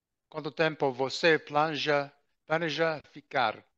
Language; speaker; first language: Portuguese; non-native, learner; English